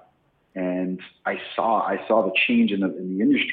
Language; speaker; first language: English; native; English